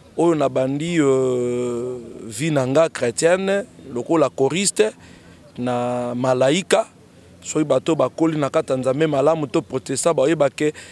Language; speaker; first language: Lingala; native; Lingala